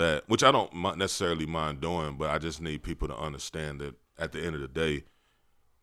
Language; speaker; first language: English; native; English